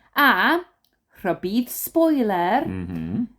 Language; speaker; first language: Welsh; non-native, learner; English